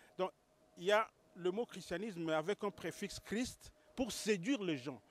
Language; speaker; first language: French; non-native, local second language; Lingala